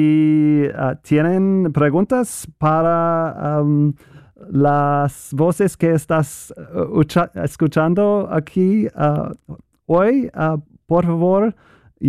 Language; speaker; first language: Spanish; non-native, fluent; English